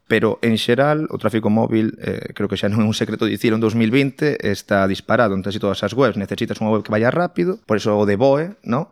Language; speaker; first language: Galician; non-native, local second language; Spanish